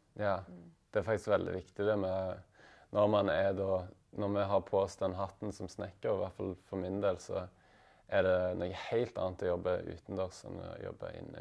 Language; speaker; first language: Norwegian; native; Norwegian